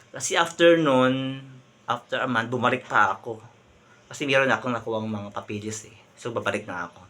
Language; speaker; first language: Filipino; non-native, local second language; Hiligaynon